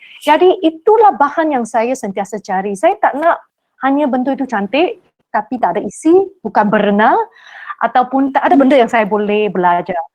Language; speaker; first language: Malay; non-native, local second language; Min Nan Chinese